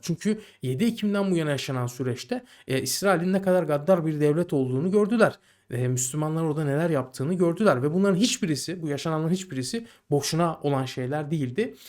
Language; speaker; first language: Turkish; native; Turkish